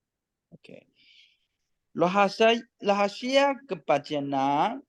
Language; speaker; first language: Indonesian; non-native, learner; Chinese